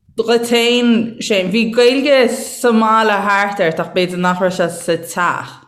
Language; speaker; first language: Irish; native; Irish